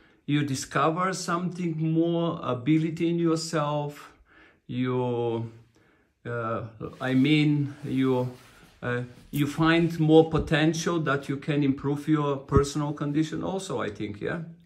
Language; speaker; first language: English; non-native, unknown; Bulgarian